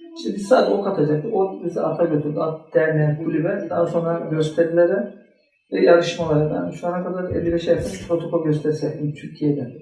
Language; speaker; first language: Turkish; native; Turkish